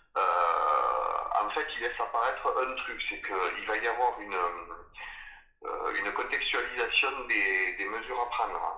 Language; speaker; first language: French; native; French